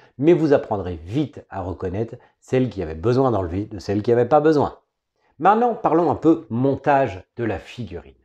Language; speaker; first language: French; native; French